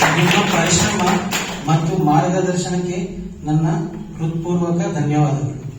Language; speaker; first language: Kannada; non-native, learner; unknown